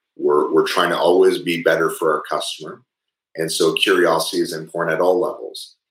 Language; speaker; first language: English; early bilingual, other home language; French